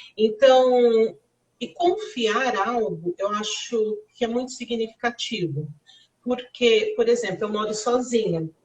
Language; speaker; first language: Portuguese; native; Portuguese